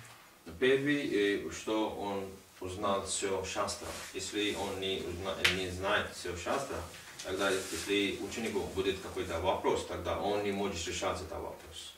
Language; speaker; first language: Russian; non-native, learner; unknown